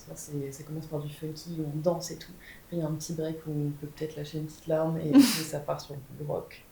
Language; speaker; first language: French; native; French